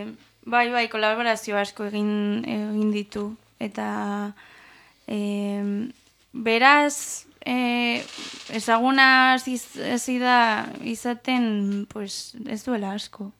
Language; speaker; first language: Basque; non-native, local second language; Spanish